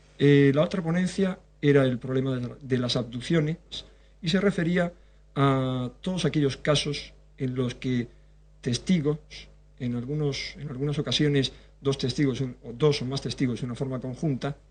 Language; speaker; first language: Spanish; native; Spanish